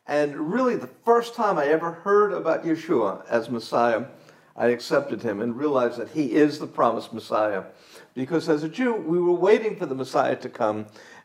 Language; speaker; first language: English; native; English